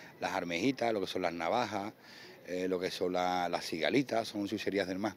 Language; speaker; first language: Spanish; native; Spanish